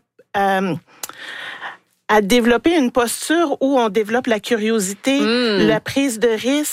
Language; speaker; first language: French; native; French